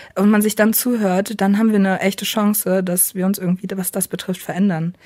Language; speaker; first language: German; native; German